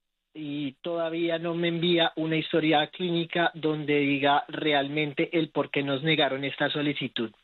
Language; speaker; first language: Spanish; native; Spanish